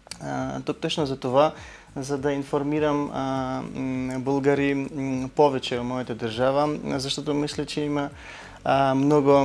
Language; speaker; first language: Bulgarian; non-native, learner; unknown